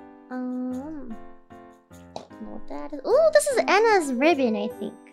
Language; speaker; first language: English; native; English